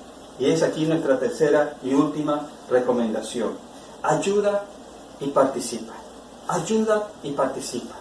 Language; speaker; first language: Spanish; native; Spanish